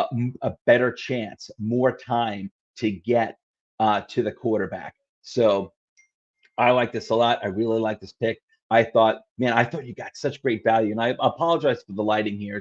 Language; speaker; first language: English; native; English